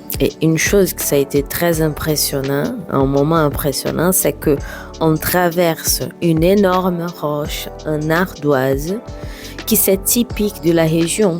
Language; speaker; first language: French; non-native, fluent; Portuguese